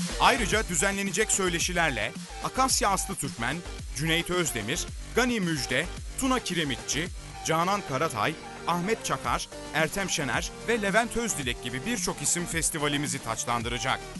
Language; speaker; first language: Turkish; native; Turkish